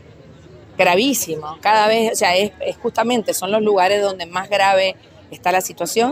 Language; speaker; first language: Spanish; native; Spanish